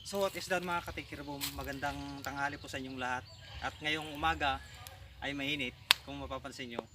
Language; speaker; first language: Filipino; non-native, local second language; Iloko